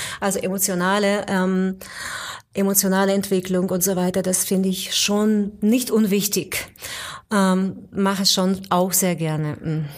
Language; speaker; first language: German; non-native, fluent; Ukrainian